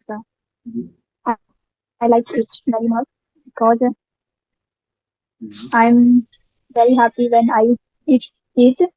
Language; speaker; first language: English; non-native, learner; Hindi